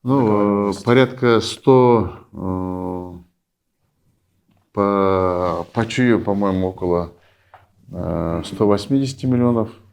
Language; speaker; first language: Russian; non-native, local second language; Kyrgyz